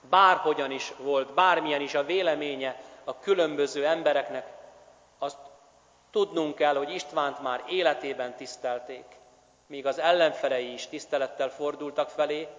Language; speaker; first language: Hungarian; native; Hungarian